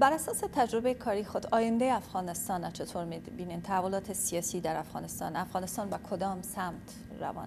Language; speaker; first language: Persian; native; Persian